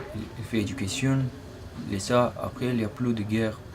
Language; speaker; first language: French; non-native, learner; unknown